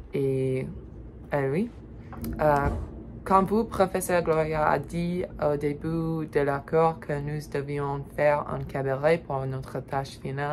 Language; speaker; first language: French; non-native, learner; English